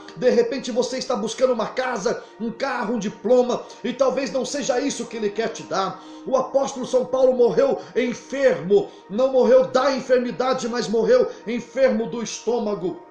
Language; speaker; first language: Portuguese; native; Portuguese